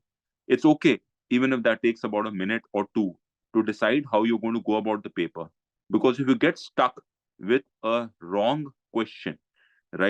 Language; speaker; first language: English; non-native, local second language; Hindi